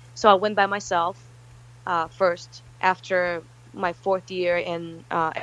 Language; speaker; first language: English; early bilingual, other home language; Russian